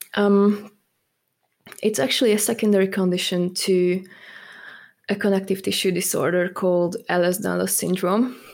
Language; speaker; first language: English; non-native, fluent; Hungarian